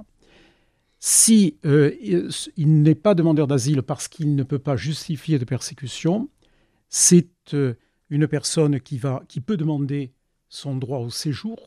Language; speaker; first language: French; native; French